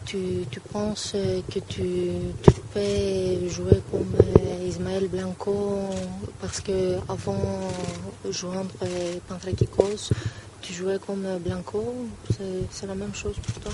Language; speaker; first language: French; non-native, learner; Greek